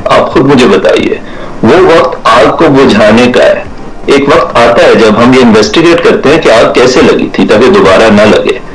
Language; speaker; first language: Urdu; native; Urdu